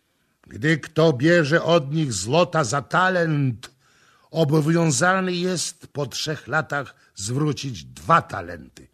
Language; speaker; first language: Polish; native; Polish